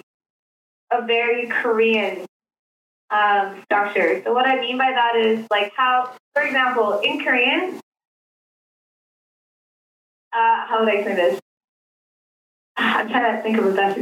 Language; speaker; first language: English; native; English